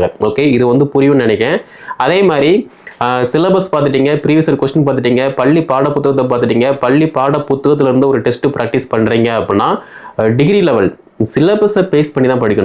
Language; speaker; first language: Tamil; native; Tamil